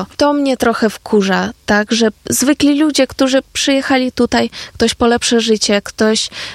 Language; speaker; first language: Polish; non-native, fluent; Ukrainian